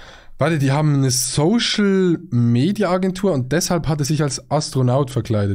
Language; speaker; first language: German; native; German